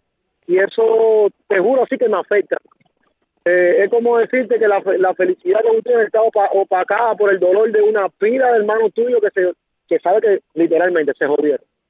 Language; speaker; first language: Spanish; native; Spanish